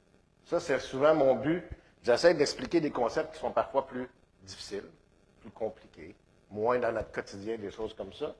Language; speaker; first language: French; native; French